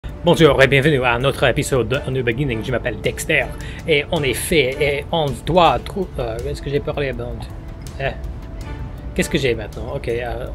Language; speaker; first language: French; non-native, fluent; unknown